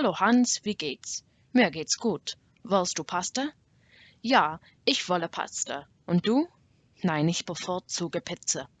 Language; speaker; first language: German; non-native, learner; English